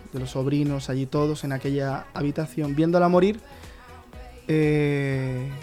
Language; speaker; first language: Spanish; native; Spanish